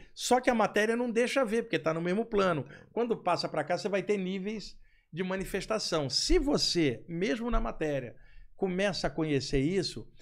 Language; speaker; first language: Portuguese; native; Portuguese